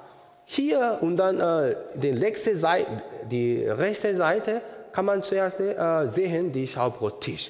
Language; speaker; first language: German; non-native, learner; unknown